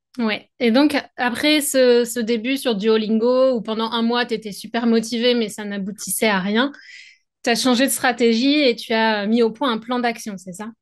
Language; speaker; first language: French; native; French